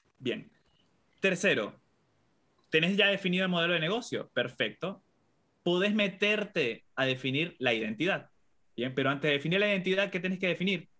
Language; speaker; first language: Spanish; native; Spanish